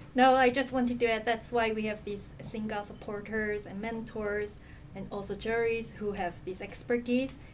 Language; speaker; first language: English; non-native, fluent; Korean